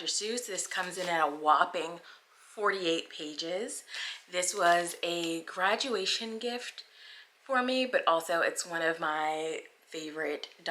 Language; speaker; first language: English; native; English